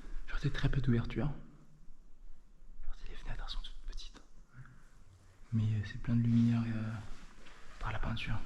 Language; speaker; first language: French; native; French